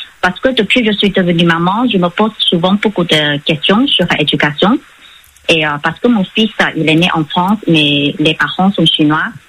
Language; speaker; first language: French; non-native, fluent; Chinese